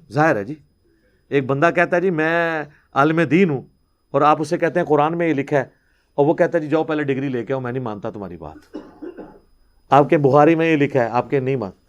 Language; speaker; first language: Urdu; non-native, local second language; Punjabi